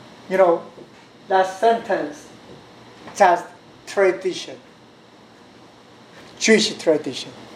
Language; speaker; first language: English; non-native, learner; Korean